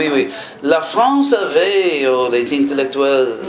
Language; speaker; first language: French; non-native, fluent; English